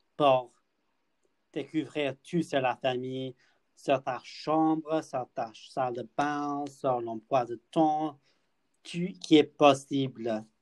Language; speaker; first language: French; non-native, learner; English